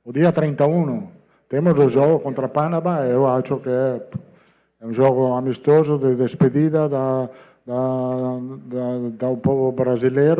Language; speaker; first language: Portuguese; non-native, fluent; Italian